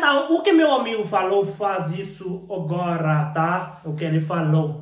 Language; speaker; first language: Portuguese; non-native, learner; Hindi